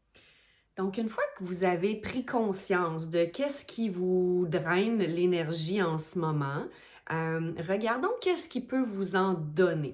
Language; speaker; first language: French; native; French